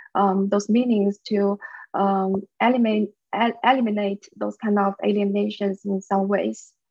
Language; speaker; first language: English; non-native, fluent; Chinese